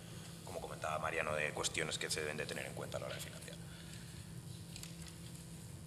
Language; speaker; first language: Spanish; native; Spanish